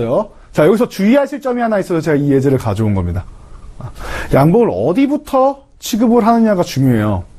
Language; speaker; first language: Korean; native; Korean